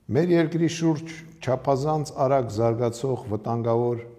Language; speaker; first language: Armenian; native; Armenian